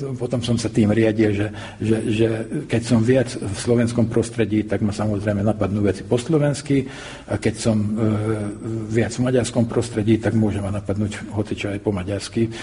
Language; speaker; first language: Slovak; early bilingual, heritage; Slovak